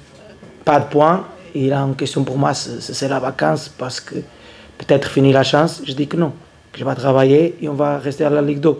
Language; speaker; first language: French; non-native, learner; Portuguese